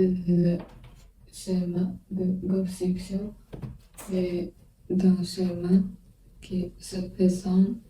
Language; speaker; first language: French; non-native, learner; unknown